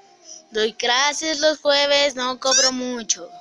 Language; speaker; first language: Spanish; native; Spanish